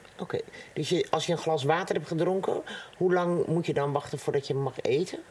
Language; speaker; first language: Dutch; native; Dutch